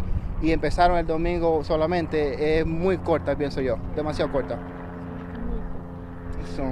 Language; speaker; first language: Spanish; early bilingual, other home language; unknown